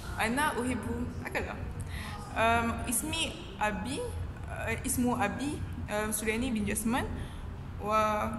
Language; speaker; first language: Arabic; non-native, learner; Malay